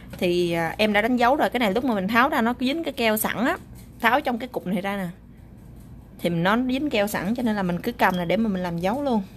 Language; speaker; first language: Vietnamese; native; Vietnamese